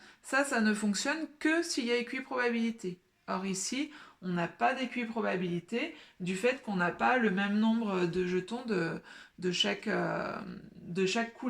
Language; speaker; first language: French; native; French